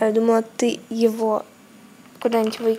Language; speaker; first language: Russian; native; Russian